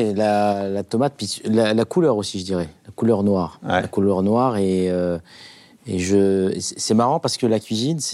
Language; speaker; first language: French; non-native, local second language; Arabic